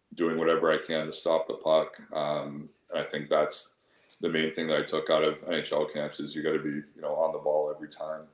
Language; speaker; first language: English; native; English